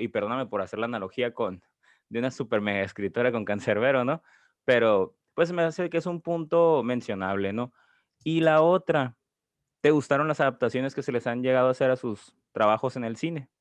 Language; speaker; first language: Spanish; native; Spanish